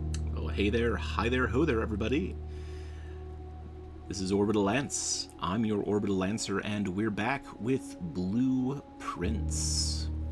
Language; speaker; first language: English; native; English